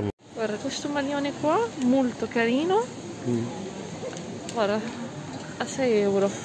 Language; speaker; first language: Italian; non-native, local second language; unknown